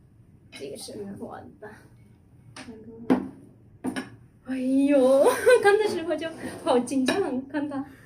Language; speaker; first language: Chinese; non-native, learner; Urdu